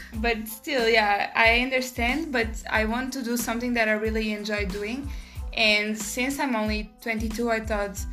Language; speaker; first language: English; non-native, fluent; Portuguese